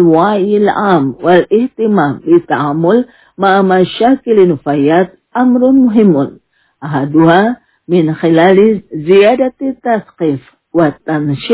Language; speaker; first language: Arabic; non-native, learner; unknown